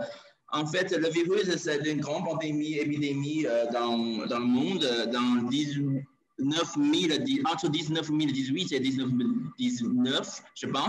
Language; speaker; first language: French; non-native, learner; Chinese